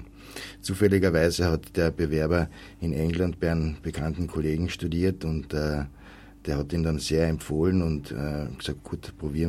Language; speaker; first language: German; native; German